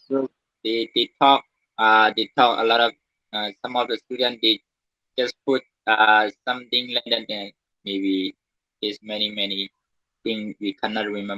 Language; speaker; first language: English; non-native, learner; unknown